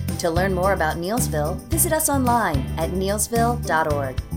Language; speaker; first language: English; native; English